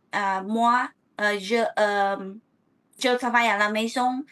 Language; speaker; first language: French; non-native, learner; Vietnamese